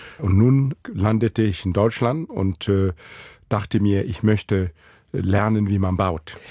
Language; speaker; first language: German; non-native, fluent; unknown